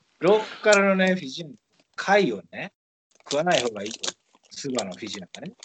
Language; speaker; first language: Japanese; native; Japanese